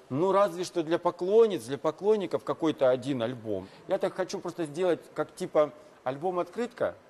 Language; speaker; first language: Russian; native; Russian